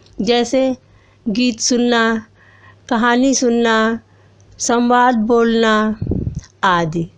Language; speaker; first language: Hindi; native; Hindi